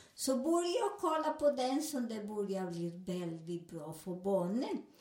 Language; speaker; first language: Swedish; non-native, learner; Spanish